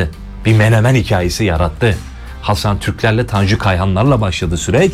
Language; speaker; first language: Turkish; native; Turkish